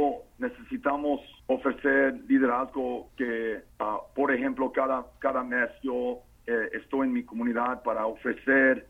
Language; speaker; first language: Spanish; non-native, fluent; English